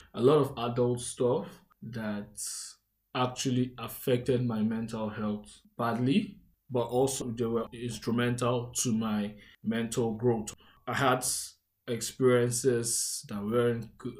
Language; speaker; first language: English; non-native, local second language; Igbo